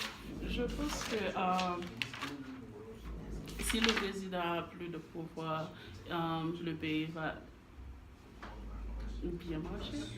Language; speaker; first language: French; non-native, learner; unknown